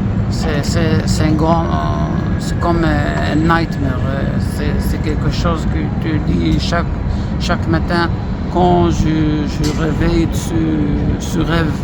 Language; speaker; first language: French; non-native, learner; Hebrew